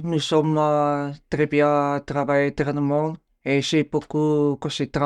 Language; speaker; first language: French; non-native, learner; Bulgarian